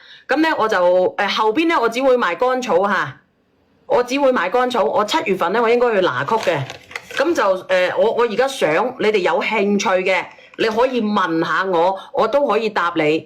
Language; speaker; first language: Cantonese; native; Cantonese